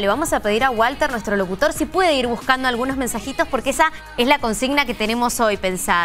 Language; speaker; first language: Spanish; native; Spanish